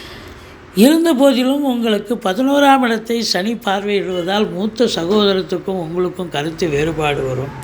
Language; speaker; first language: Tamil; native; Tamil